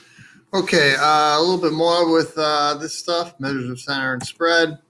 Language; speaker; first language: English; native; English